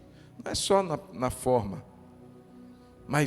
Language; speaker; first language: Portuguese; native; Portuguese